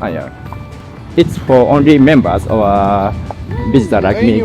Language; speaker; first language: English; non-native, learner; Japanese